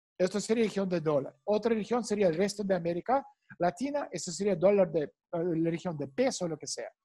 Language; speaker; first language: Spanish; non-native, fluent; Russian